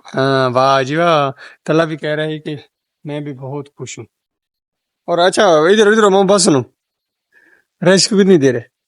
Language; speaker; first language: Urdu; non-native, local second language; Punjabi